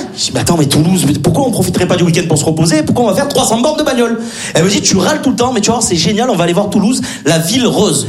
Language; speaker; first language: French; native; French